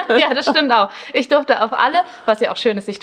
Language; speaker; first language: German; early bilingual, other home language; Spanish